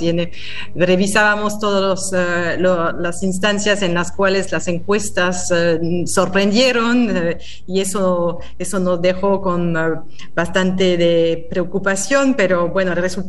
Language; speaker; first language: Spanish; non-native, fluent; French